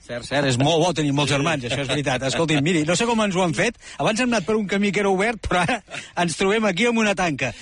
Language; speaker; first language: Catalan; native; Catalan